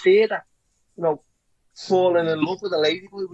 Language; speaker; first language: English; native; English